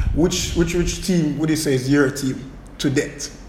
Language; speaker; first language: English; non-native, local second language; Jamaican Creole English